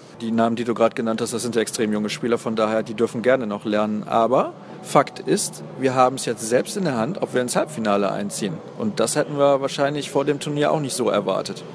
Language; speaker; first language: German; native; German